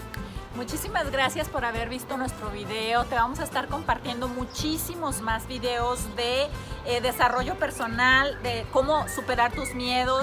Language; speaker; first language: Spanish; native; Spanish